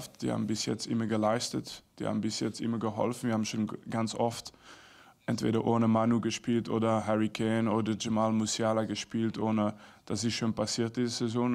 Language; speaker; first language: German; non-native, fluent; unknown